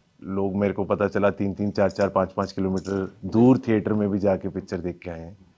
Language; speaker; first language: Hindi; native; Hindi